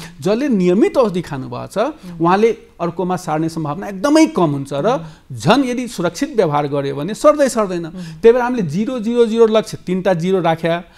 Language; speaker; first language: Nepali; non-native, local second language; Maithili